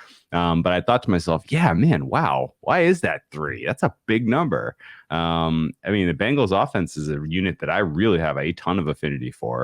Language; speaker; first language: English; native; English